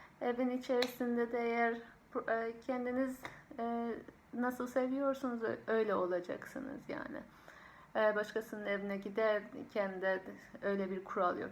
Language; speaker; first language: Turkish; non-native, fluent; Persian